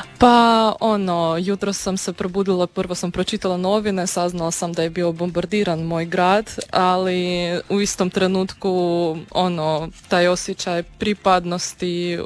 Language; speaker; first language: Croatian; non-native, fluent; Ukrainian